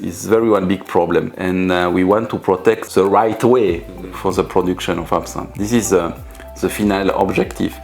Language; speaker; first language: English; non-native, learner; French